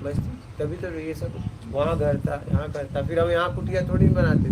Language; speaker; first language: Hindi; native; Hindi